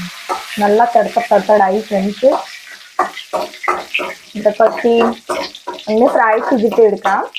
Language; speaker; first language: Malayalam; non-native, learner; Hindi